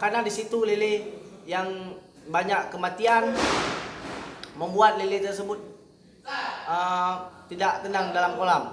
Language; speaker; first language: Indonesian; native; Indonesian